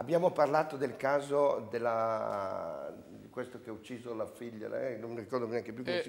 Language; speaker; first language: Italian; native; Italian